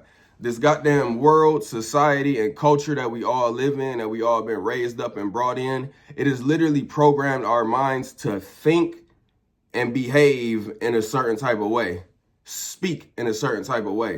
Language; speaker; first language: English; native; English